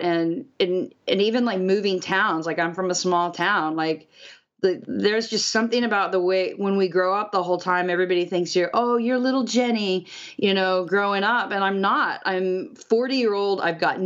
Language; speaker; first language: English; native; English